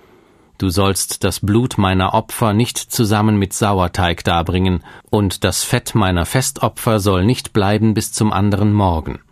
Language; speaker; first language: German; native; German